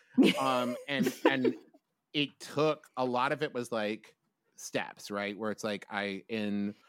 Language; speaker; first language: English; native; English